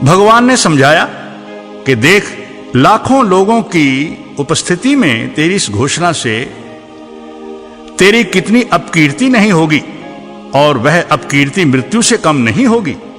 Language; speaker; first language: Hindi; native; Hindi